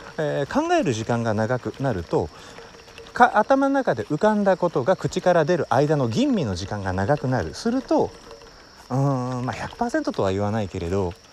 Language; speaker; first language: Japanese; native; Japanese